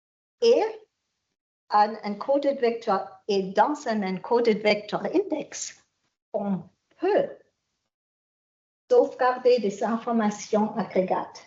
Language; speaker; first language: French; non-native, fluent; German